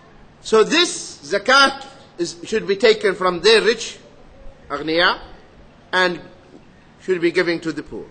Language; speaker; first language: English; non-native, fluent; Arabic